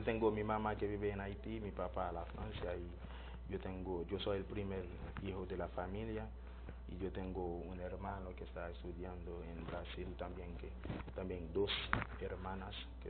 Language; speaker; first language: Spanish; non-native, learner; Haitian Creole